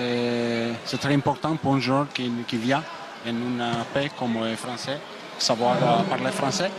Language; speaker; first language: French; non-native, learner; Macedonian